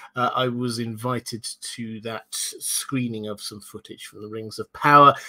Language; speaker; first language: English; native; English